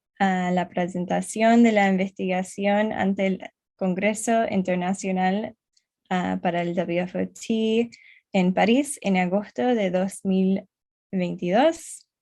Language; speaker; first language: Spanish; non-native, learner; English